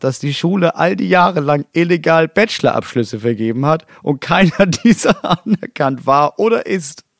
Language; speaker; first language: German; native; German